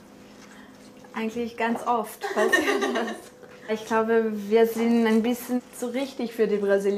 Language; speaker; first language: German; early bilingual, heritage; Portuguese